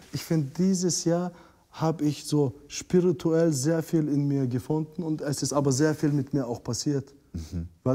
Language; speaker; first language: German; non-native, fluent; Russian